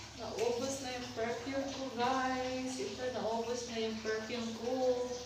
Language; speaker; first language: Filipino; non-native, local second language; Cebuano